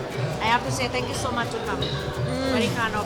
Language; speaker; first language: English; non-native, learner; Thai